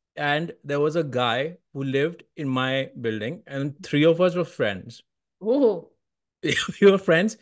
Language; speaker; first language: English; non-native, local second language; Hindi